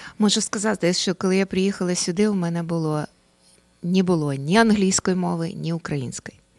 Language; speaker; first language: Ukrainian; non-native, local second language; Russian